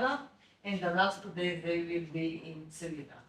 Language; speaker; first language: English; non-native, learner; French